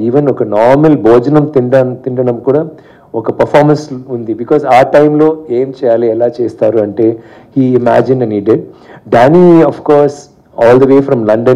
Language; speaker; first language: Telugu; non-native, fluent; Tamil